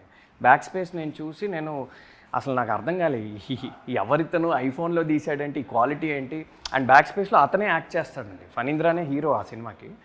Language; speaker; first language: Telugu; native; Telugu